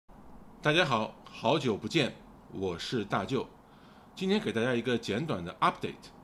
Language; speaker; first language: Chinese; native; Chinese